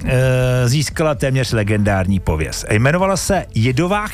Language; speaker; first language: Czech; native; Czech